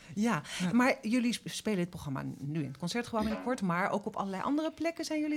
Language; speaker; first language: Dutch; native; Dutch